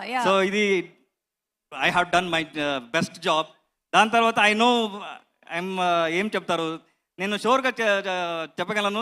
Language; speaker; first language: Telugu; non-native, learner; Kannada